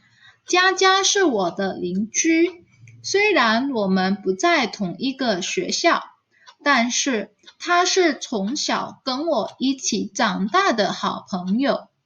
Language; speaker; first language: Chinese; non-native, fluent; Indonesian